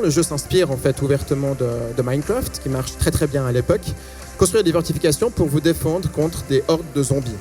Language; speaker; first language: French; native; French